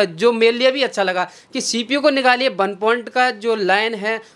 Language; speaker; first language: Hindi; native; Hindi